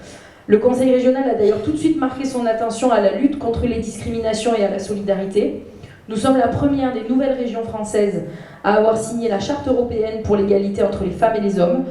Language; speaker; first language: French; native; French